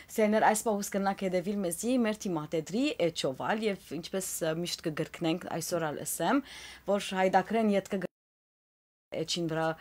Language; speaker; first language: Armenian; native; Armenian